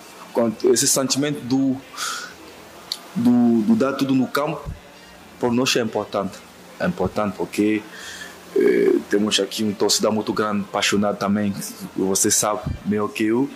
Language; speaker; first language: Portuguese; non-native, fluent; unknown